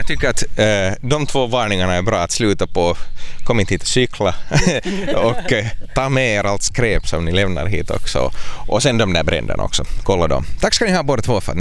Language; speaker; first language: Swedish; native; Swedish